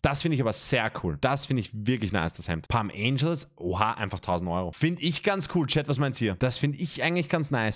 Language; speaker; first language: German; native; German